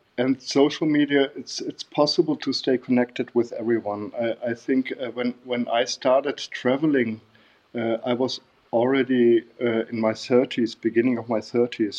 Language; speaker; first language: English; non-native, fluent; German